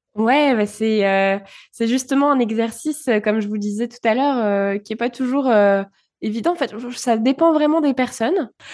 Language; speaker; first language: French; early bilingual, other home language; Bulgarian